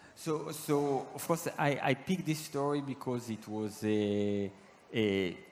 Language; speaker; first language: English; non-native, fluent; Hebrew